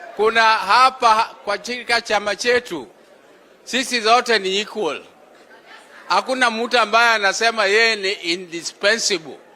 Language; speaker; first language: Swahili; non-native, local second language; Luo (Kenya and Tanzania)